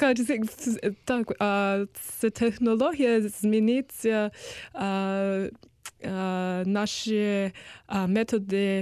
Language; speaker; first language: Ukrainian; non-native, learner; English